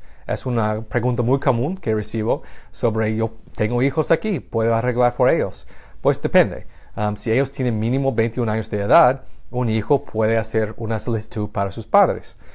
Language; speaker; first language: Spanish; non-native, fluent; English